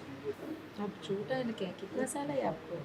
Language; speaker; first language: Hindi; non-native, local second language; Telugu